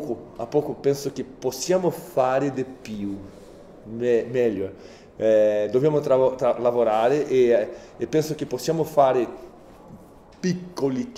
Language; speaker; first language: Italian; non-native, fluent; Portuguese